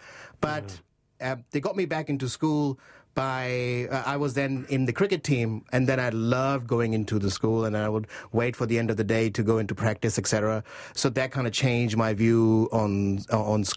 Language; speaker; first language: English; non-native, local second language; Urdu